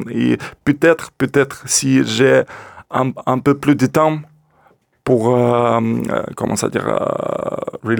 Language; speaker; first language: French; non-native, learner; Russian